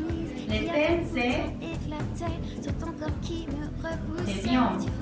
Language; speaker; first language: French; non-native, learner; Spanish